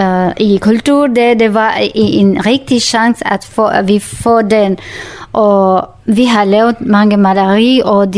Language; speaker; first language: Danish; non-native, learner; Kurdish